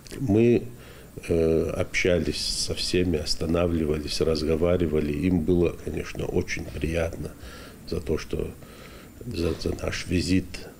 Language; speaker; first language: Russian; non-native, local second language; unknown